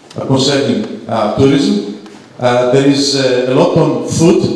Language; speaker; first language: English; non-native, fluent; Greek